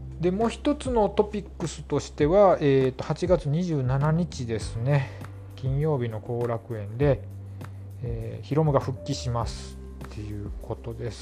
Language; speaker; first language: Japanese; native; Japanese